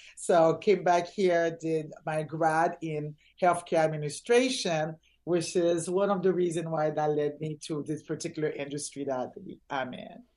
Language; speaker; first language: English; early bilingual, other home language; Haitian Creole